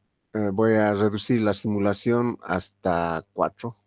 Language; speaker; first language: Spanish; native; Spanish